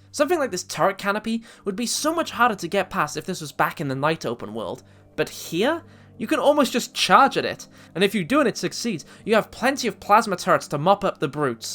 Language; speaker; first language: English; native; English